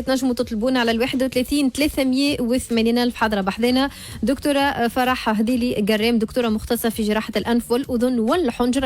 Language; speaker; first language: Arabic; native; Arabic